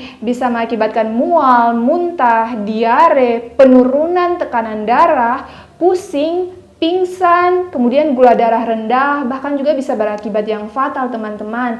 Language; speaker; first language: Indonesian; native; Indonesian